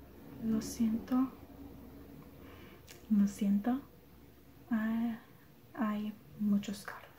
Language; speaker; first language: Spanish; non-native, learner; English